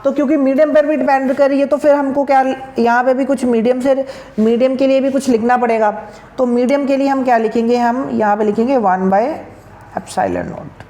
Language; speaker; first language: Hindi; non-native, local second language; Punjabi